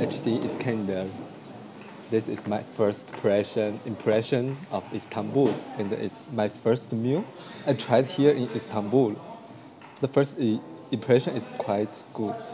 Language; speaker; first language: English; non-native, learner; Chinese